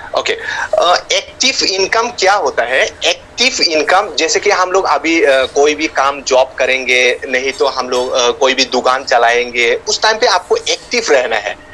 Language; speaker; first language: Hindi; non-native, local second language; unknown